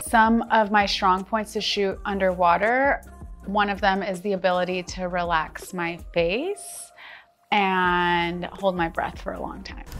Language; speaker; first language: English; native; English